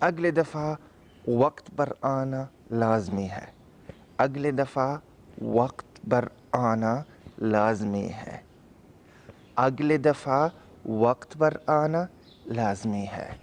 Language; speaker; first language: Hindi; non-native, learner; Arabic